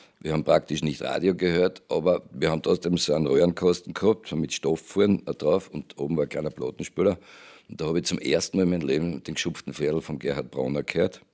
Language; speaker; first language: German; native; German